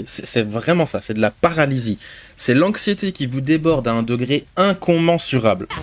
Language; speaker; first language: French; native; French